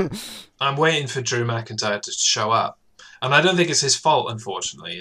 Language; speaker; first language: English; native; English